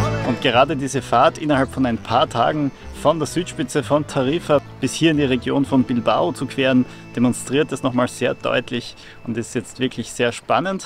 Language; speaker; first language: German; native; German